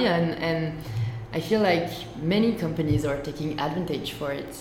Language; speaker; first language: English; non-native, fluent; French